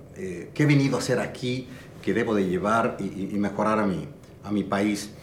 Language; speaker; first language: Spanish; native; Spanish